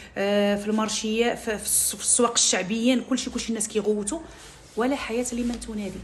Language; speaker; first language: Arabic; native; Arabic